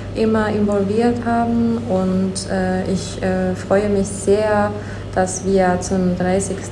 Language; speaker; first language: German; non-native, learner; Japanese